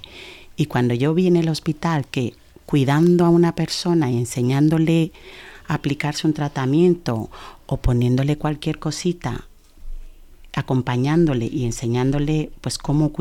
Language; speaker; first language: Spanish; early bilingual, other home language; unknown